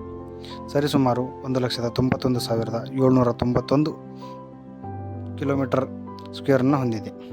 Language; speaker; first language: Kannada; native; Kannada